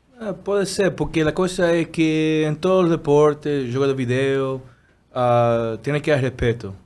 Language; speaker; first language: Portuguese; non-native, learner; Spanish